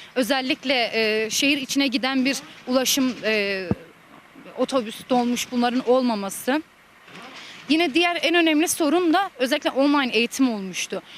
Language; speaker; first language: Turkish; native; Turkish